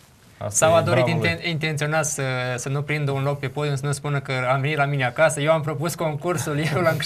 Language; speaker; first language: Romanian; native; Romanian